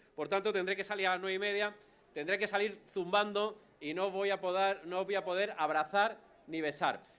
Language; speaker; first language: Spanish; native; Spanish